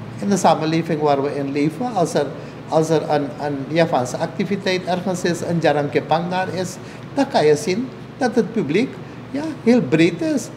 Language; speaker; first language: Dutch; native; Dutch